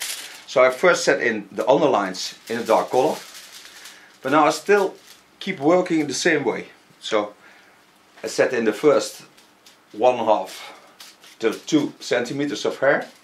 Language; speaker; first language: English; non-native, fluent; Dutch